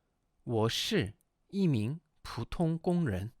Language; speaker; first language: Chinese; non-native, fluent; Korean